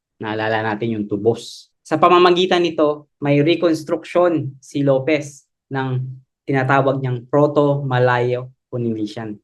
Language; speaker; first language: Filipino; native; Filipino